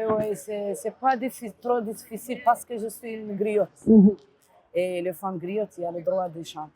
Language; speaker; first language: French; non-native, learner; Arabic